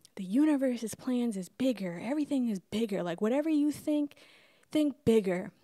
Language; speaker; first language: English; native; English